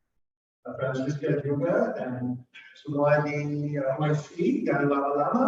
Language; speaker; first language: Indonesian; non-native, fluent; English